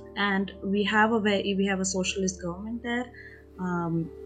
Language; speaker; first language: English; non-native, local second language; Hindi